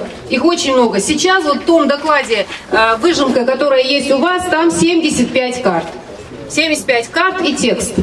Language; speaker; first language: Russian; non-native, local second language; Ingush